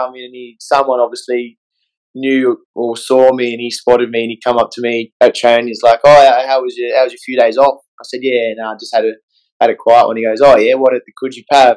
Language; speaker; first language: English; native; English